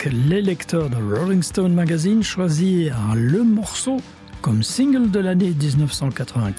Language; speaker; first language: French; native; French